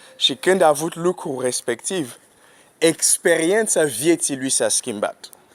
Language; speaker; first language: Romanian; non-native, fluent; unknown